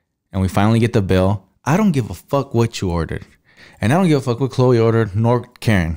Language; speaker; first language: English; early bilingual, other home language; Spanish